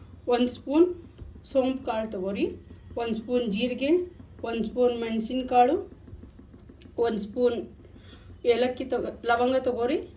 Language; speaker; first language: Kannada; native; Kannada